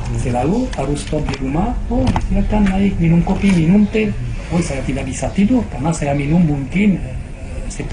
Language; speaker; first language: Indonesian; non-native, fluent; French